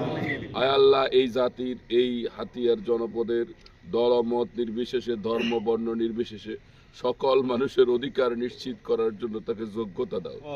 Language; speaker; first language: Bangla; native; Bangla